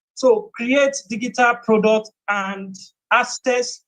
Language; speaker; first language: English; non-native, local second language; Yoruba